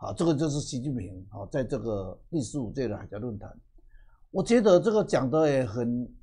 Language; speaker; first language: Chinese; native; Chinese